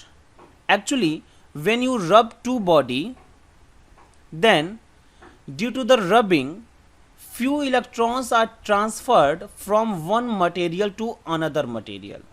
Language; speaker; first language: English; non-native, local second language; Hindi